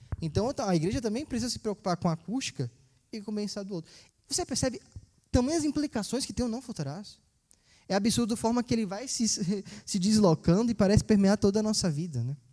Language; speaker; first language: Portuguese; native; Portuguese